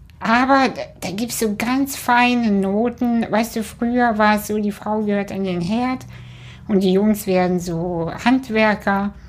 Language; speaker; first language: German; early bilingual, other home language; Russian